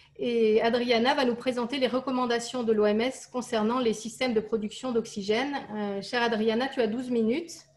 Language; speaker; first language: French; native; French